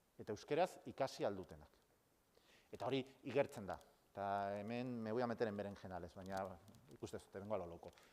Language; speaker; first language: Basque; non-native, local second language; Spanish